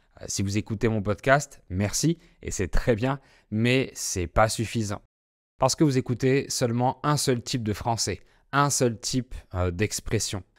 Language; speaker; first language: French; native; French